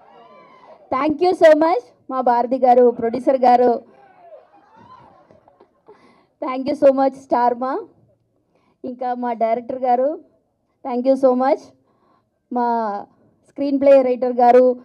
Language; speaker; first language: Telugu; non-native, learner; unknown